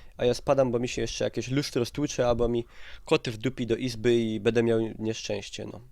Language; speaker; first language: Polish; native; Polish